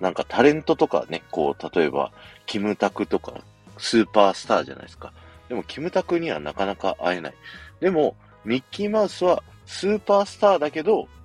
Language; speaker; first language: Japanese; native; Japanese